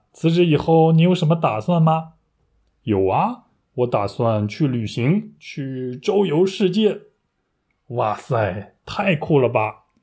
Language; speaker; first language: Chinese; native; Chinese